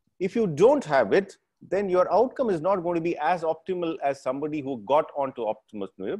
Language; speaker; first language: English; non-native, local second language; Tamil